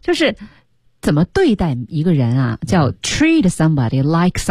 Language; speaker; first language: Chinese; native; Chinese